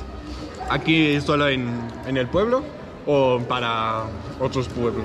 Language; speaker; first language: Spanish; non-native, learner; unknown